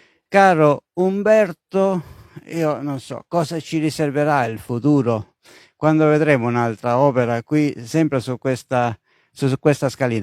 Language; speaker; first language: Italian; native; Italian